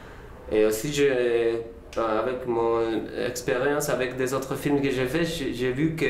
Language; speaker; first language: French; non-native, learner; Spanish